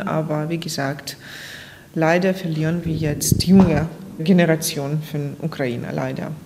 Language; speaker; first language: German; non-native, fluent; Ukrainian